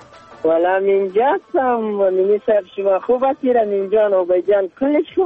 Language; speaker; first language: Persian; non-native, local second language; Pashto